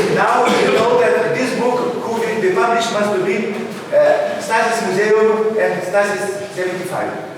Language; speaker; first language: English; non-native, learner; Lithuanian